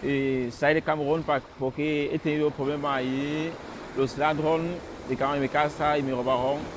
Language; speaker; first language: Spanish; non-native, fluent; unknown